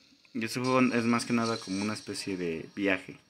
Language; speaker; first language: Spanish; native; Spanish